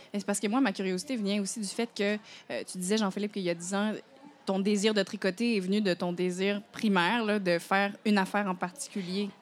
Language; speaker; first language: French; native; French